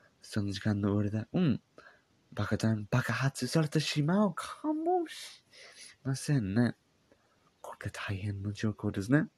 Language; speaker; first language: Japanese; non-native, learner; English